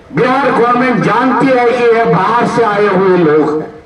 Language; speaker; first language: Hindi; non-native, local second language; Marathi